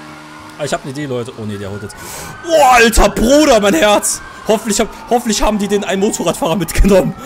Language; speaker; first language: German; native; German